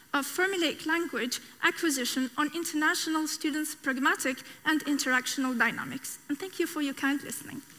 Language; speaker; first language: English; non-native, fluent; Arabic